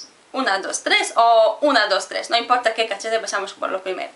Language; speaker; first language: Spanish; non-native, fluent; Polish